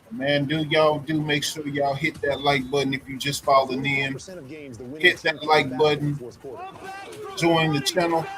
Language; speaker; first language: English; native; English